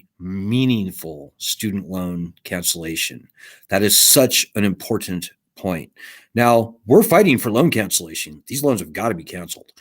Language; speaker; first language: English; native; English